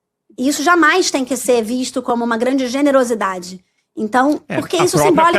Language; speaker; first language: Portuguese; native; Portuguese